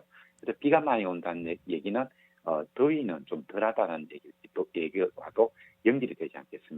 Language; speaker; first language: Korean; native; Korean